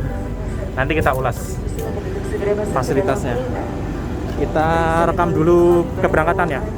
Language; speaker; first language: Indonesian; native; Indonesian